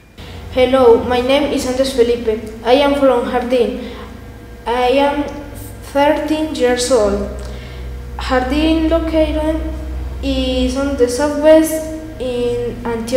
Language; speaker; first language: English; non-native, learner; Spanish